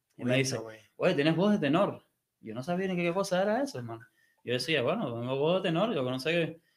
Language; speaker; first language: Spanish; native; Spanish